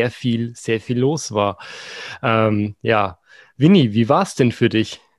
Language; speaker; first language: German; native; German